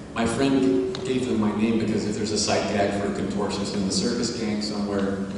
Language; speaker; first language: English; native; English